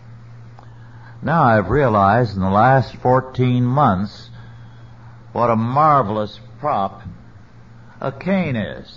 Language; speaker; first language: English; native; English